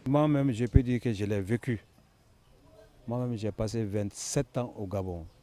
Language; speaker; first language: French; non-native, local second language; Bambara